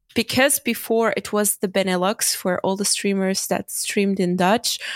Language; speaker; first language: English; non-native, fluent; Dutch